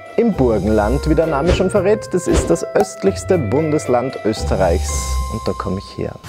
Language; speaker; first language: German; native; German